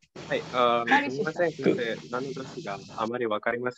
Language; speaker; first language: Japanese; non-native, fluent; Indonesian